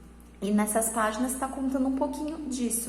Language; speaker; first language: Portuguese; native; Portuguese